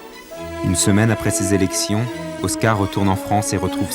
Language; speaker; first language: French; native; French